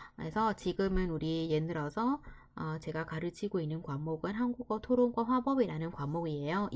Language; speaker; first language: Korean; non-native, fluent; Vietnamese